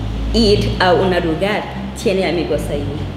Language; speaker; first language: Spanish; non-native, local second language; Kinyarwanda